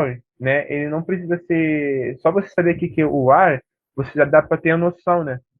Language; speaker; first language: Portuguese; native; Portuguese